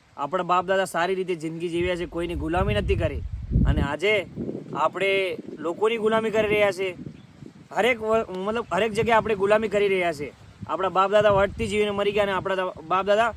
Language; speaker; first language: Gujarati; non-native, local second language; Bhili